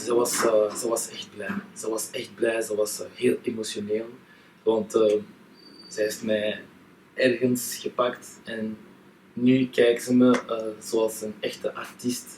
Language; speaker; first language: Dutch; non-native, local second language; French